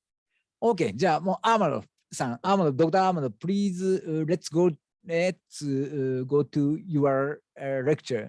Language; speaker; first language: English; non-native, learner; Japanese